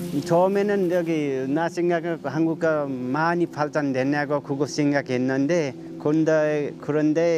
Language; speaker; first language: Korean; non-native, learner; Nepali